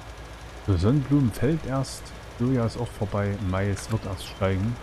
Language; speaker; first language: German; native; German